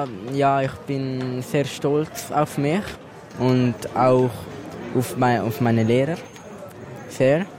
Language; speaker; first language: German; non-native, local second language; Italian